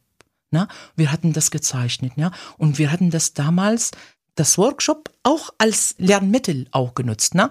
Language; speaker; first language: German; non-native, fluent; Arabic